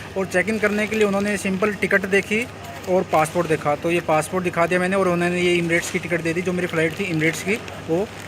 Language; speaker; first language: Hindi; native; Hindi